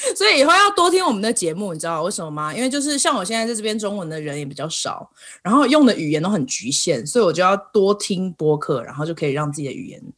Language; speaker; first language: Chinese; native; Chinese